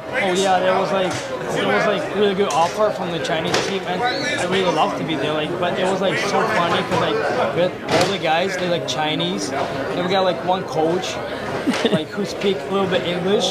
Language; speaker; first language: English; non-native, learner; Russian